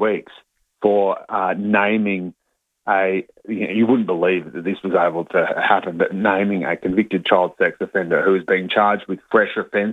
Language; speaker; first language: English; native; English